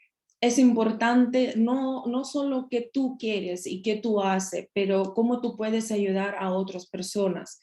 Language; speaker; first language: Spanish; non-native, learner; Russian